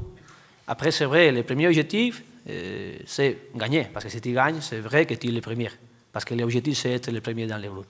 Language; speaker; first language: French; non-native, fluent; Spanish